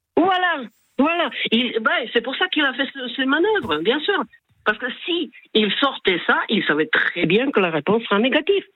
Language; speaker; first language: French; non-native, fluent; Slovak